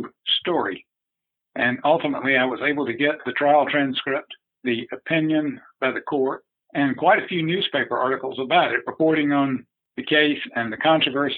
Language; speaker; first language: English; native; English